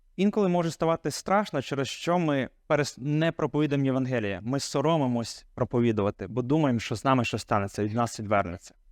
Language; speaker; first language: Ukrainian; non-native, local second language; Hungarian